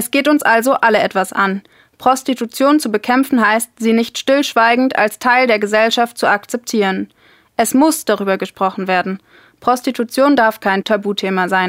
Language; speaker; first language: German; native; German